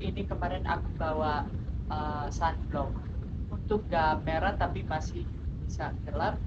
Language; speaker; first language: Indonesian; non-native, fluent; Spanish